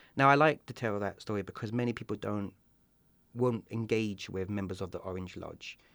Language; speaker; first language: English; native; English